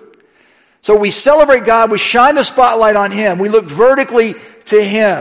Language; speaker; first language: English; native; English